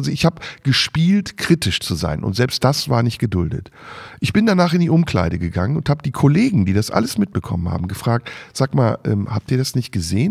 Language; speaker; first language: German; early bilingual, other home language; Turkish